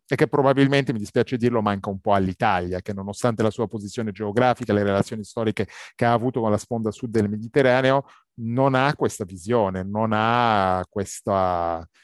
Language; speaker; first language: Italian; non-native, fluent; Arabic